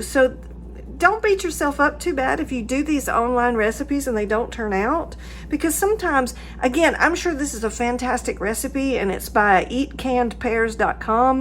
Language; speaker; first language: English; native; English